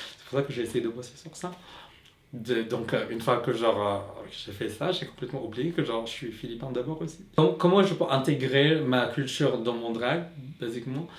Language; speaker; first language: French; non-native, fluent; Filipino